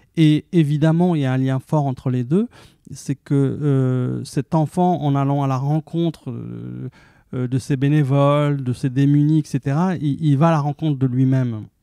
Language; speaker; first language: French; early bilingual, other home language; Arabic